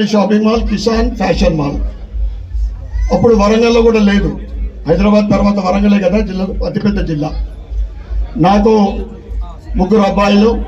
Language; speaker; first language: Telugu; native; Telugu